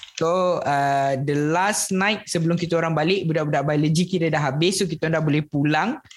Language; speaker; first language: Malay; native; Malay